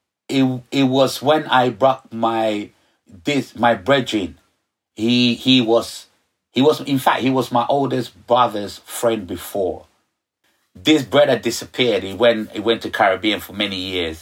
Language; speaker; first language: English; early bilingual, other home language; Ga